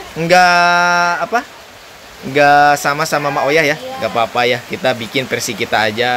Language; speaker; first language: Indonesian; non-native, local second language; Sundanese